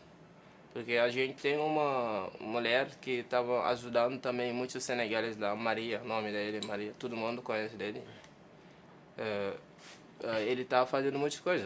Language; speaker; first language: Portuguese; non-native, learner; Wolof